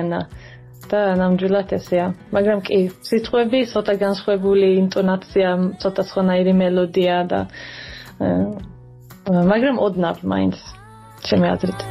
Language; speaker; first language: Georgian; early bilingual, heritage; Swedish